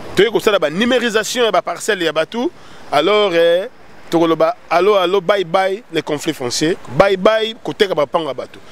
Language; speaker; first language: Lingala; non-native, local second language; Kongo